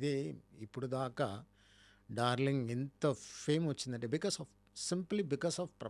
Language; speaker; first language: Telugu; non-native, fluent; Tamil